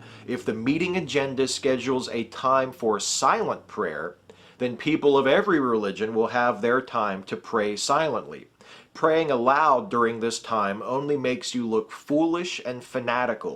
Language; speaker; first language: English; native; English